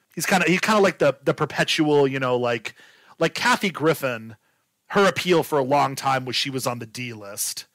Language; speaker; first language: English; native; English